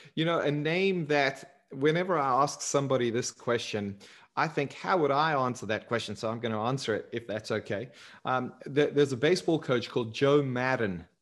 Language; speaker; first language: English; native; English